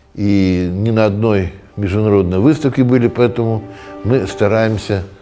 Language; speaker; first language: Russian; native; Russian